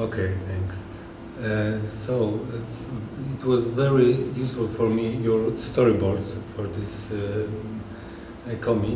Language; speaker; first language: English; non-native, learner; Polish